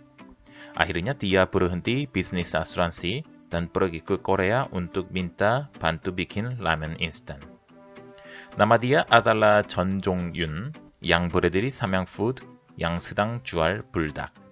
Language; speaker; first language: Indonesian; non-native, fluent; Korean